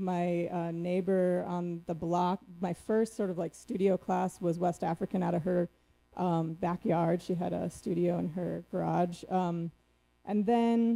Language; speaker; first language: English; native; English